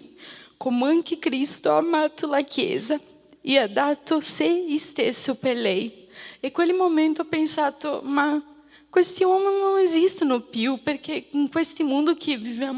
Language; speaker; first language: Italian; non-native, fluent; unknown